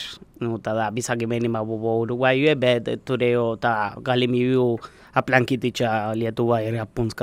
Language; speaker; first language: Lithuanian; non-native, learner; Spanish